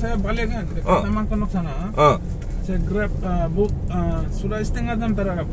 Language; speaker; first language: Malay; non-native, learner; Bangla